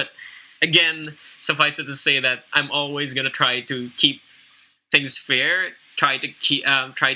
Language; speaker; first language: English; non-native, local second language; Filipino